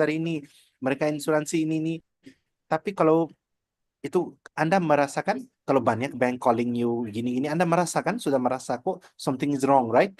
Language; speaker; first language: Indonesian; non-native, learner; Nepali